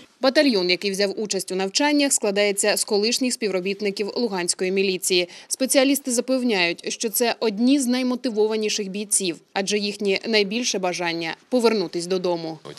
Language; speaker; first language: Ukrainian; native; Ukrainian